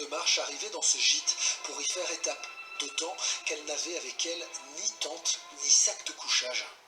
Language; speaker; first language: French; native; French